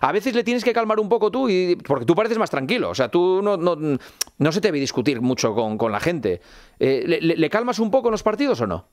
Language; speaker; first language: Spanish; native; Spanish